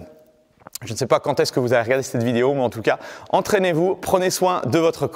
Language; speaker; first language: French; native; French